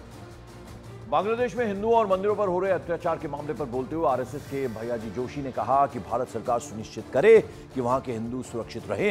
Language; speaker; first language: Hindi; native; Hindi